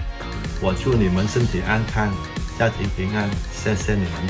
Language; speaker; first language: Chinese; early bilingual, heritage; Chinese